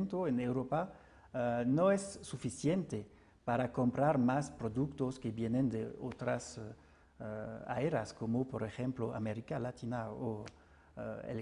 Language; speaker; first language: Spanish; non-native, fluent; French